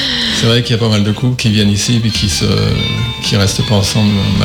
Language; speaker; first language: French; native; French